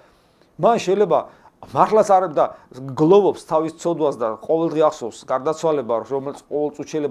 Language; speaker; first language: Georgian; native; Georgian